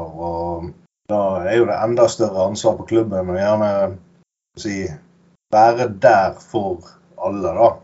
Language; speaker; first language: Norwegian; native; Norwegian